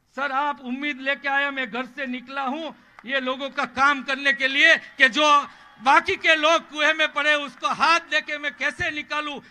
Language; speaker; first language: Hindi; non-native, local second language; Gujarati